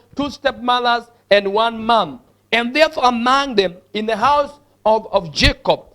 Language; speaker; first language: English; non-native, local second language; Swahili